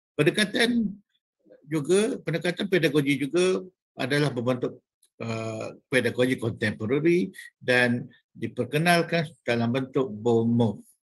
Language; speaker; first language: Malay; native; Malay